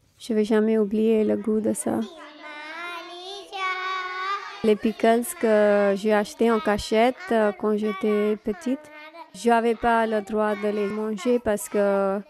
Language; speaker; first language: French; non-native, fluent; Gujarati